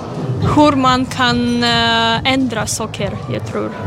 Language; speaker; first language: Swedish; non-native, learner; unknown